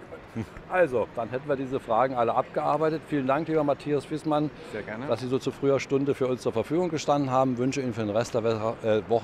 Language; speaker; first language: German; native; German